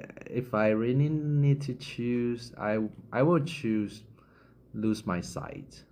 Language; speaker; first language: English; non-native, fluent; Chinese